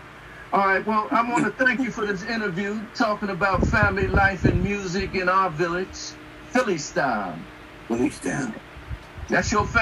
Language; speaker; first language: English; native; English